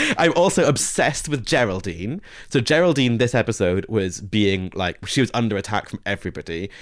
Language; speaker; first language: English; native; English